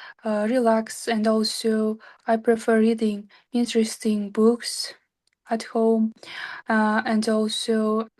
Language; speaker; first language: English; non-native, learner; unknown